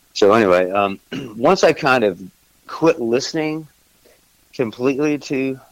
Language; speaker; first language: English; native; English